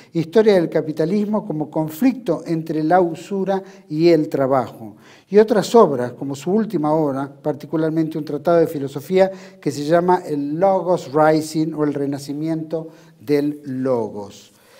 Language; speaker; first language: Spanish; native; Spanish